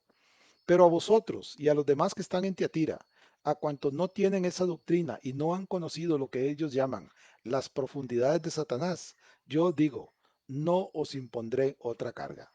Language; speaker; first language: Spanish; native; Spanish